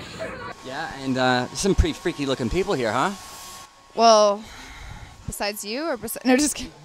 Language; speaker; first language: English; native; English